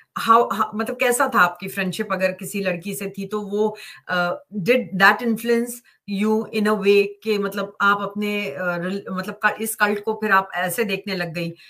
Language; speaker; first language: Hindi; native; Hindi